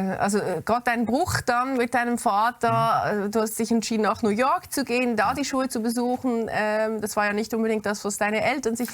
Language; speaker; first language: German; native; German